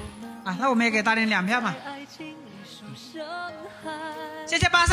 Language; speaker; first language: Chinese; native; Chinese